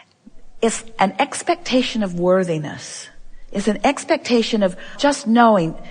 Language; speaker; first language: English; native; English